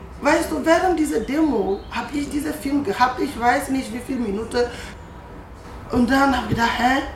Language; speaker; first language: German; non-native, fluent; French